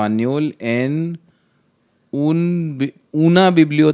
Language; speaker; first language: Spanish; non-native, learner; Hindi